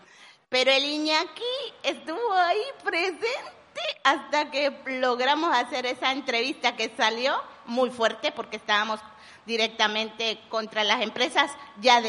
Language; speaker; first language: Spanish; non-native, local second language; Kʼicheʼ